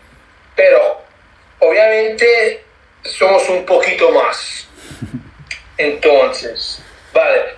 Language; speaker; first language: Spanish; non-native, learner; Italian